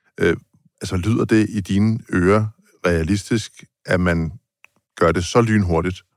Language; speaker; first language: Danish; native; Danish